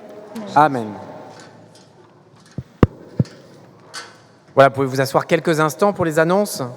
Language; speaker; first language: French; native; French